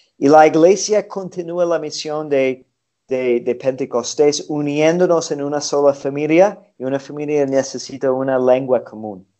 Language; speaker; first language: Spanish; non-native, fluent; English